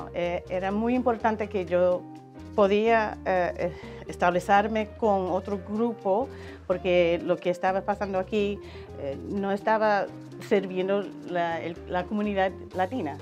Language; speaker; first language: Spanish; non-native, learner; English